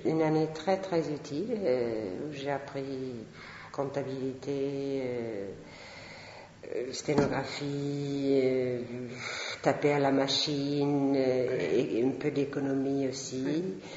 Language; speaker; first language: French; non-native, fluent; Swedish